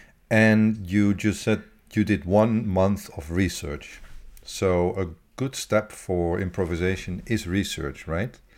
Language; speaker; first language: English; non-native, fluent; Dutch